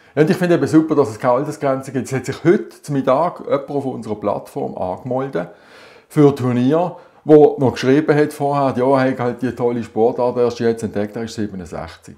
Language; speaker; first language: German; native; German